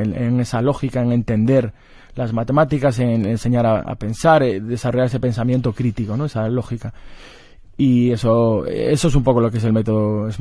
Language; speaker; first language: Spanish; native; Spanish